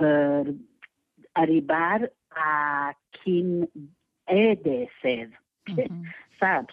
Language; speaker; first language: Catalan; non-native, fluent; English